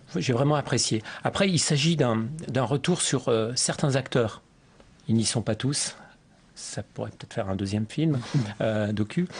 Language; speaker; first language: French; early bilingual, other home language; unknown